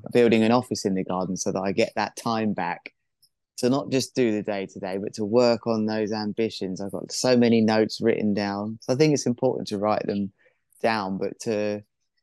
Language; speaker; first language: English; native; English